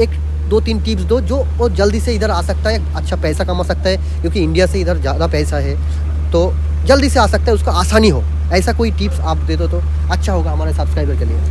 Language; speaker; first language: Hindi; non-native, local second language; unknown